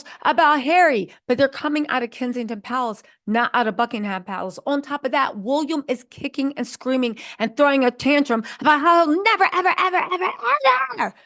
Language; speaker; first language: English; native; English